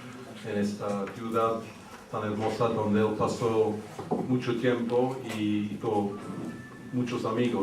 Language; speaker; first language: Spanish; early bilingual, heritage; English